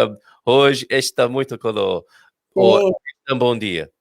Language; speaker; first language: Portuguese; non-native, learner; English